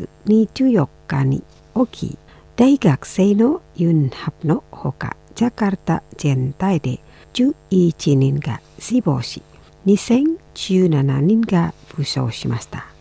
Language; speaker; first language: Japanese; non-native, fluent; Indonesian